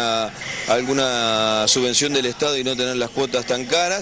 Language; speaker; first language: Spanish; native; Spanish